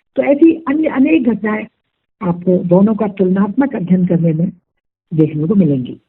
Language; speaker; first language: Hindi; native; Hindi